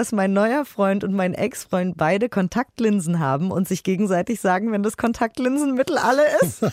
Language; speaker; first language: German; native; German